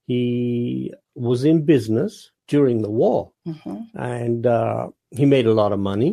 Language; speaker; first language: English; non-native, local second language; Punjabi